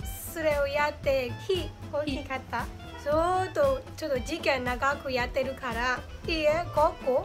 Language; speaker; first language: Japanese; non-native, learner; Burmese